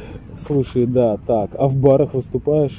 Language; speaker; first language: Russian; native; Russian